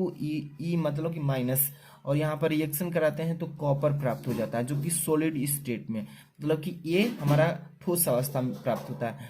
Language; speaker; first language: Hindi; native; Hindi